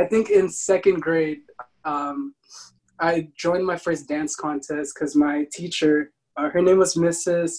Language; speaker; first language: English; non-native, local second language; Filipino